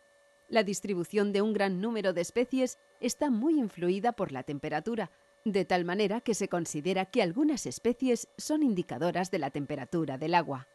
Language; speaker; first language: Spanish; native; Spanish